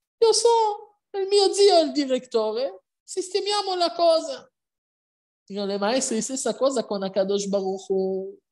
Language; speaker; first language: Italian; non-native, fluent; Hebrew